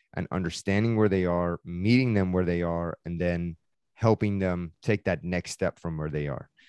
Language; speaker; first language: English; early bilingual, other home language; Persian